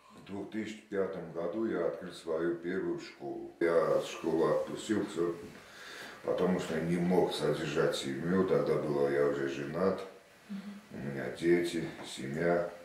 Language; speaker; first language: Russian; non-native, local second language; Armenian